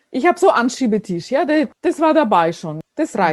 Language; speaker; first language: German; non-native, fluent; Russian